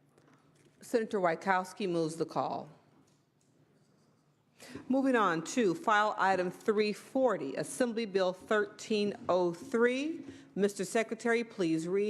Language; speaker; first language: English; native; English